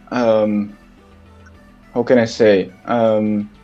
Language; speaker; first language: English; non-native, learner; Italian